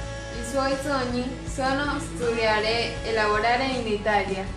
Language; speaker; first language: Italian; non-native, learner; Spanish